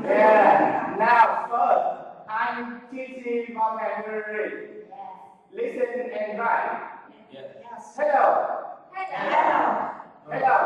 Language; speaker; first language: English; non-native, learner; Vietnamese